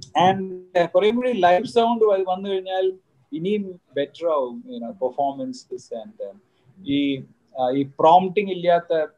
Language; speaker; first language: English; non-native, local second language; Malayalam